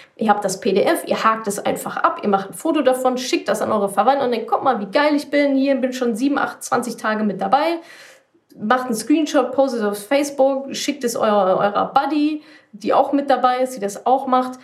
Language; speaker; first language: German; native; German